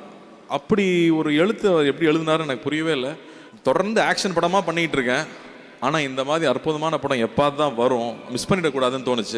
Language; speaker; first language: Tamil; native; Tamil